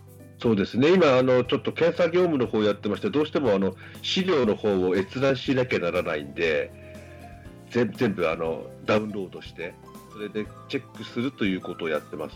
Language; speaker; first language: Japanese; native; Japanese